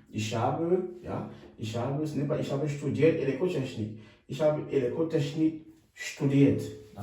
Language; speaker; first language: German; non-native, fluent; French